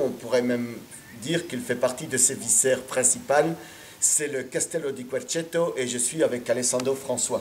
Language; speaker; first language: French; native; French